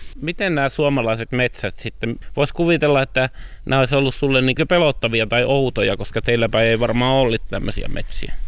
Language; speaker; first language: Finnish; native; Finnish